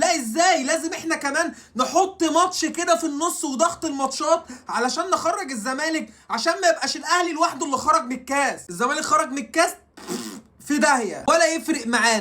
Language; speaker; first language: Arabic; native; Arabic